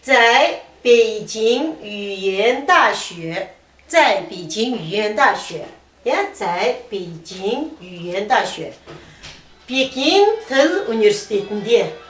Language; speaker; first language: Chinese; non-native, fluent; Kazakh